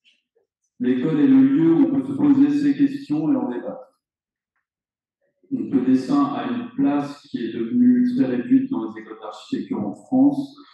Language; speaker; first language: French; native; French